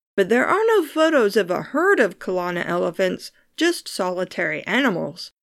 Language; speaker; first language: English; native; English